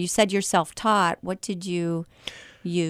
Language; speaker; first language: English; native; English